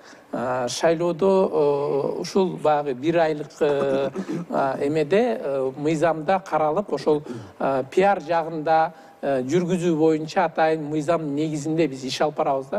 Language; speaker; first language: Kyrgyz; native; Kyrgyz